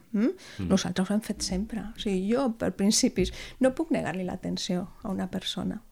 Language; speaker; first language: Catalan; non-native, local second language; Spanish